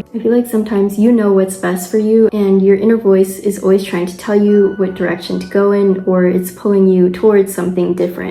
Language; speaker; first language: English; native; English